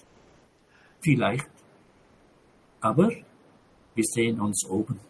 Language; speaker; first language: German; non-native, fluent; Arabic